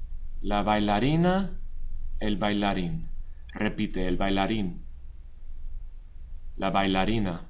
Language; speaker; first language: Spanish; non-native, fluent; English